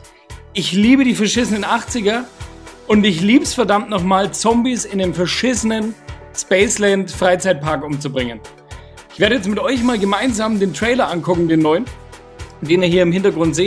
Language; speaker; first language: German; native; German